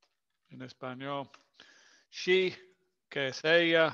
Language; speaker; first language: Spanish; non-native, fluent; English